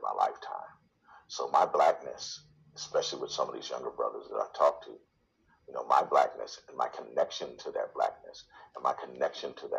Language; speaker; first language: English; native; English